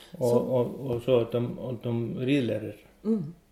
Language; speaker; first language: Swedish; non-native, learner; Icelandic